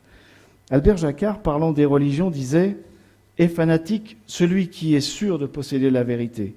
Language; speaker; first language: French; native; French